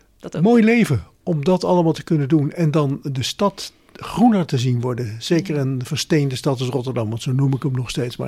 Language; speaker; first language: Dutch; native; Dutch